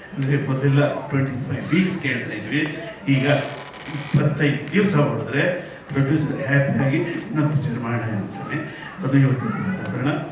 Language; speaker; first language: Kannada; native; Kannada